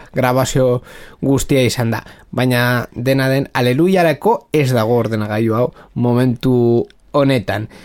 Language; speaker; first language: Basque; non-native, local second language; Spanish